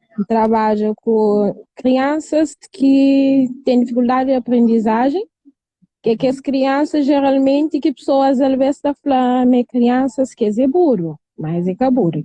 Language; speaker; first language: Portuguese; non-native, local second language; Kabuverdianu